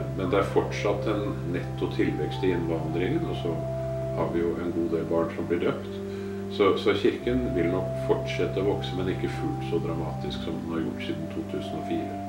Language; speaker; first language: Norwegian; native; Norwegian